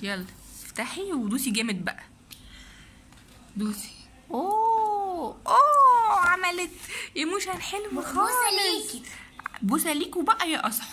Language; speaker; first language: Arabic; native; Arabic